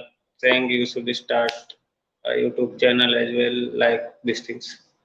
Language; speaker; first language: English; non-native, learner; Hindi